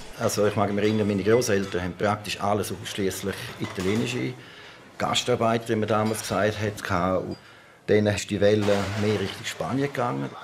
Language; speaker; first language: German; native; German